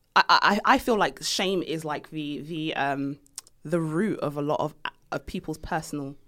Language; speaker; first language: English; native; English